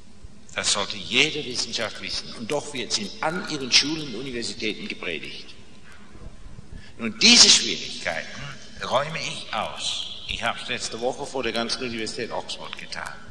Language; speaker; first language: German; non-native, fluent; English